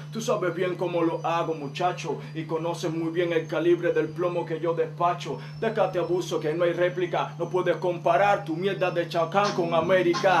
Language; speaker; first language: Spanish; native; Spanish